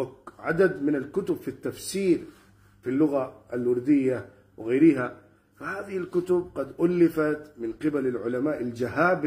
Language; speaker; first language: Arabic; non-native, fluent; Urdu